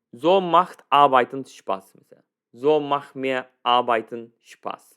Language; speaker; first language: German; non-native, fluent; Turkish